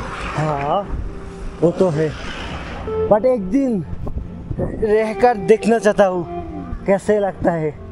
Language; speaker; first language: Hindi; non-native, learner; Bangla